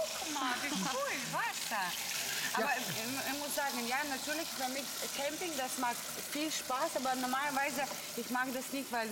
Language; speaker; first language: German; non-native, learner; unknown